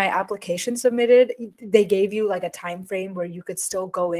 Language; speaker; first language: English; native; English